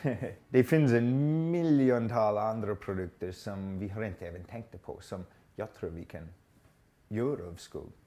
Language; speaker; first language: Swedish; non-native, fluent; English